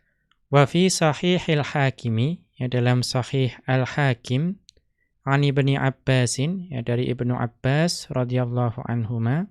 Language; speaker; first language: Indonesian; native; Indonesian